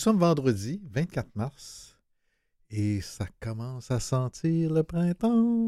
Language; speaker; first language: French; native; French